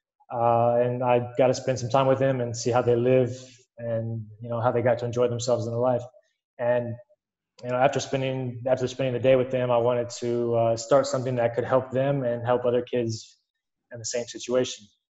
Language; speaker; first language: English; native; English